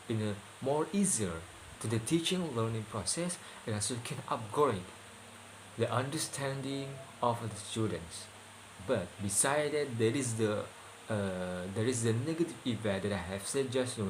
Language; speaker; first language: English; non-native, learner; Indonesian